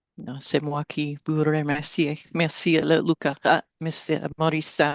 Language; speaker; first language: French; non-native, learner; English